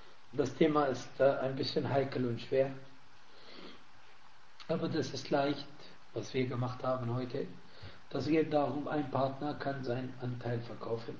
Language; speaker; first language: German; non-native, fluent; Arabic